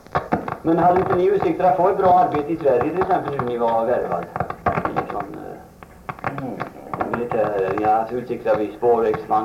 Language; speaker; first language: Swedish; native; Swedish